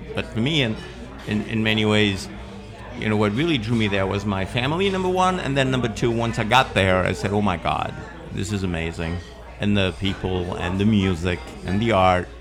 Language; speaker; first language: English; non-native, fluent; Spanish